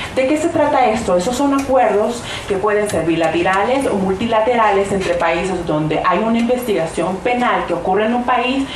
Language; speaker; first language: Spanish; early bilingual, heritage; Spanish